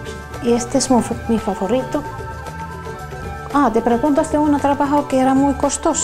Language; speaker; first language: Spanish; non-native, learner; Finnish